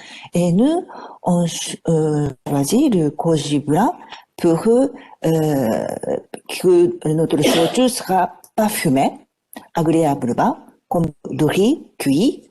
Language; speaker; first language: French; non-native, fluent; Japanese